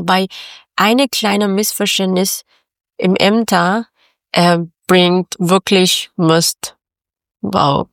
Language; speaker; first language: German; non-native, learner; Persian